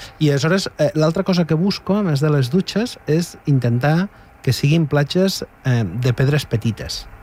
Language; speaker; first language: Catalan; native; Catalan